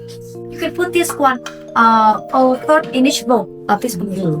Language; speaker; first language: English; non-native, fluent; Vietnamese